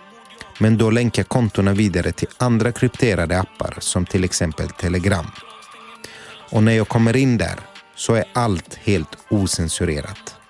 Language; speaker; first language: Swedish; native; Swedish